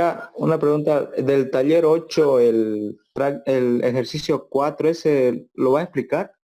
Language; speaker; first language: Spanish; native; Spanish